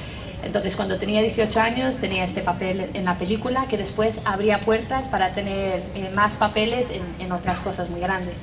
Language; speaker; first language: Spanish; non-native, fluent; English